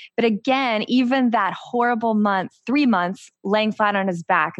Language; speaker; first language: English; native; English